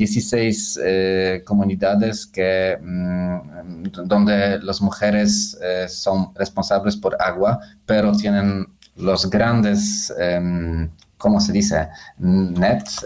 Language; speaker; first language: Spanish; non-native, learner; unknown